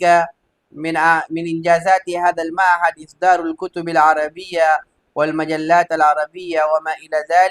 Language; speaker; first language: Arabic; non-native, fluent; Urdu